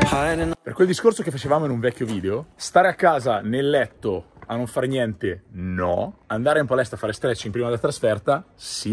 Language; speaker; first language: Italian; native; Italian